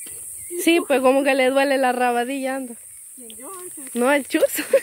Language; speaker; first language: Spanish; native; Spanish